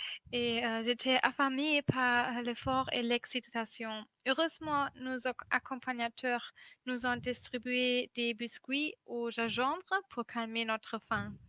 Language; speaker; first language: French; non-native, fluent; German